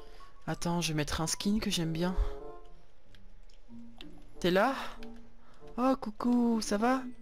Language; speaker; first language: French; native; French